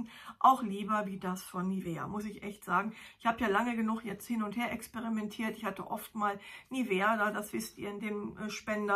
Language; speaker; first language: German; native; German